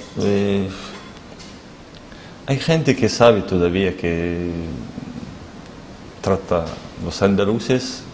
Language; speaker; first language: Spanish; non-native, learner; Arabic